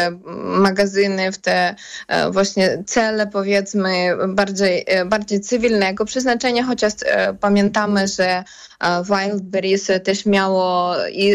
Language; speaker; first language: Polish; non-native, fluent; Ukrainian